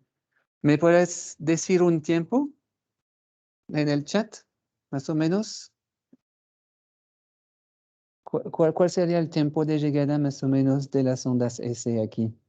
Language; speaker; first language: Spanish; non-native, fluent; French